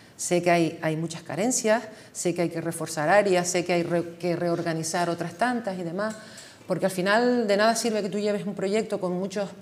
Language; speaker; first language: Spanish; native; Spanish